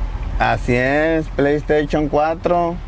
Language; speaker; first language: Spanish; native; Spanish